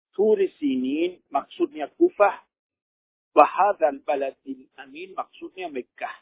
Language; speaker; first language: Indonesian; non-native, fluent; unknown